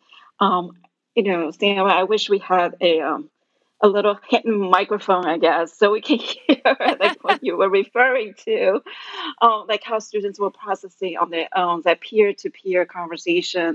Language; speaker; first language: English; non-native, fluent; Min Nan Chinese